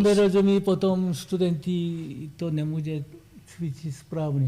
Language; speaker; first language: Czech; non-native, learner; Korean